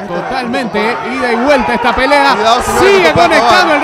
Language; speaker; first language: Spanish; native; Spanish